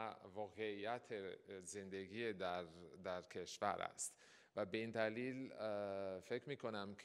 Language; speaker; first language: Persian; non-native, fluent; Italian